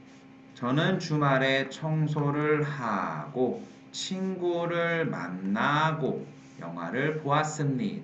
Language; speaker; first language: Korean; non-native, fluent; Vietnamese